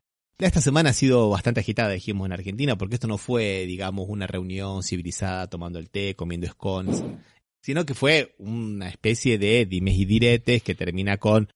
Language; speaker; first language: Spanish; native; Spanish